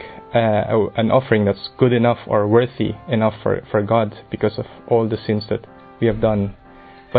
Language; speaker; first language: English; non-native, local second language; Filipino